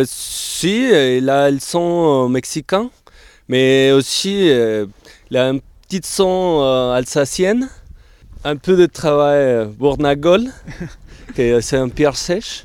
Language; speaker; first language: French; non-native, fluent; Spanish